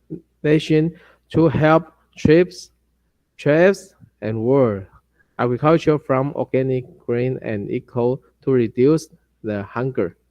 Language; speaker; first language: English; non-native, learner; Chinese